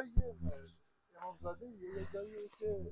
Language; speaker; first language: Persian; native; Persian